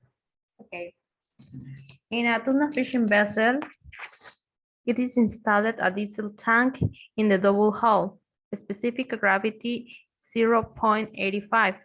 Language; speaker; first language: English; non-native, learner; Spanish